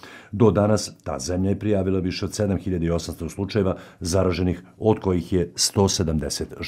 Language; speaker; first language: Serbian; native; Serbian